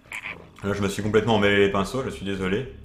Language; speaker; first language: French; native; French